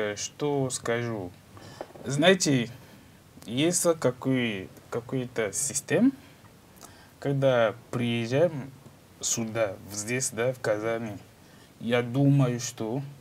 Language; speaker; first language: Russian; non-native, learner; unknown